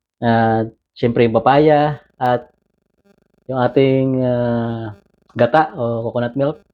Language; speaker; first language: Filipino; native; Filipino